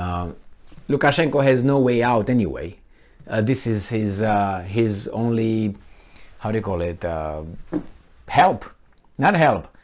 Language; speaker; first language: English; non-native, fluent; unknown